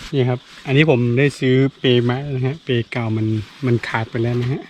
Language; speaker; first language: Thai; non-native, local second language; S'gaw Karen